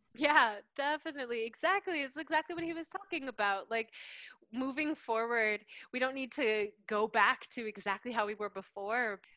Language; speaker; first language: English; native; English